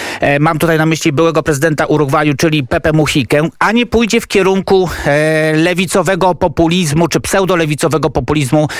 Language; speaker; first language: Polish; native; Polish